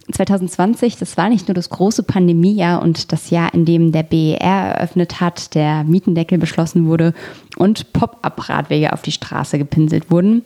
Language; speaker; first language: German; native; German